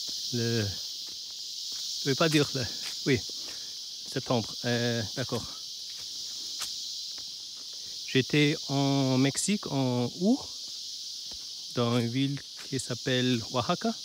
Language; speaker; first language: French; non-native, learner; Chinese